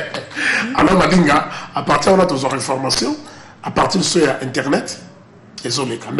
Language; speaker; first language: French; non-native, local second language; Lingala